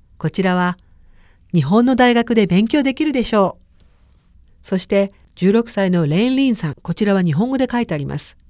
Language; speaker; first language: Japanese; native; Japanese